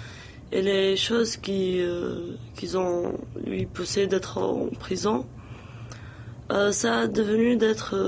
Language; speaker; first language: French; non-native, local second language; Arabic